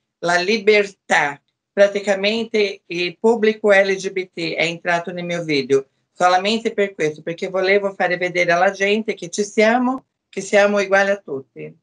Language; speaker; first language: Italian; non-native, fluent; Portuguese